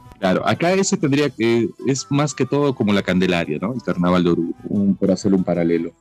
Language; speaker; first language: Spanish; native; Spanish